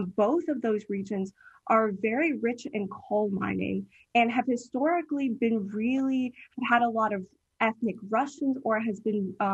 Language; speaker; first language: English; early bilingual, heritage; English